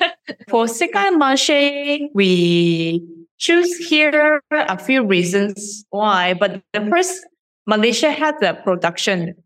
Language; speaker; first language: English; non-native, fluent; Japanese